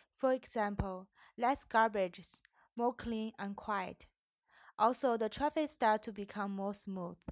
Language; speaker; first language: English; non-native, fluent; Chinese